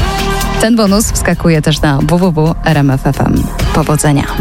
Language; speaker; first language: Polish; native; Polish